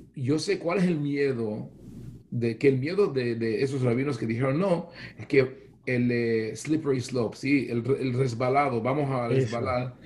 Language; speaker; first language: Spanish; non-native, fluent; Hebrew